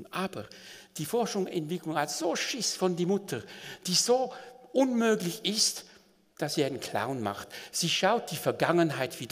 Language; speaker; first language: German; non-native, local second language; French